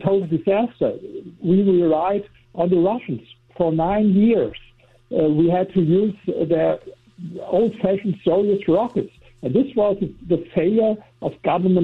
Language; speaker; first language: English; non-native, fluent; German